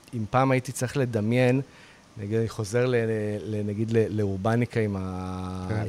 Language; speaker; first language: Hebrew; native; Hebrew